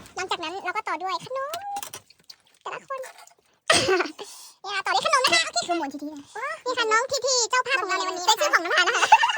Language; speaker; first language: Thai; non-native, local second language; Karen languages